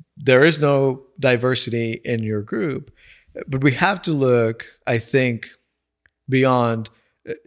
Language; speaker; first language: English; non-native, fluent; Spanish